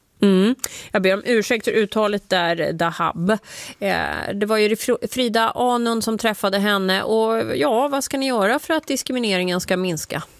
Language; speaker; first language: Swedish; native; Swedish